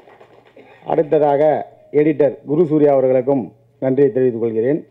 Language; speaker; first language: Tamil; native; Tamil